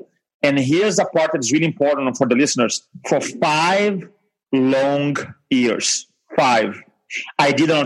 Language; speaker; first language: English; non-native, fluent; Portuguese